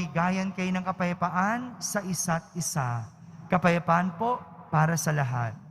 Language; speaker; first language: Filipino; native; Filipino